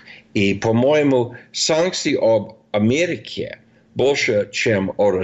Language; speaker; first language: Russian; non-native, fluent; English